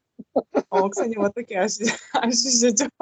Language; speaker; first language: Korean; non-native, learner; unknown